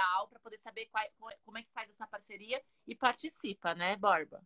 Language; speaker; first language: Portuguese; native; Portuguese